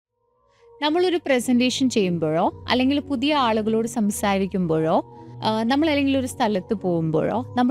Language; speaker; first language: Malayalam; native; Malayalam